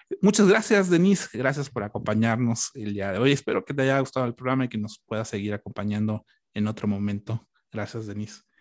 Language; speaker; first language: Spanish; native; Spanish